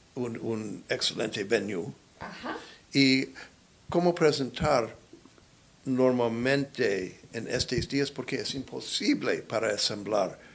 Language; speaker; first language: Spanish; non-native, learner; English